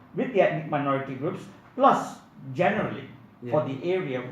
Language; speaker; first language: English; non-native, local second language; Tamil